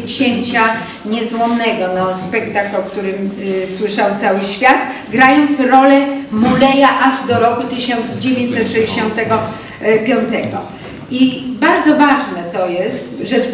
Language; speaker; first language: Polish; native; Polish